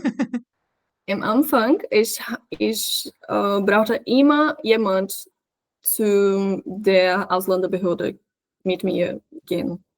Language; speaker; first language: German; non-native, fluent; Portuguese